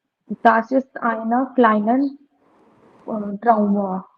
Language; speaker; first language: German; non-native, learner; Hindi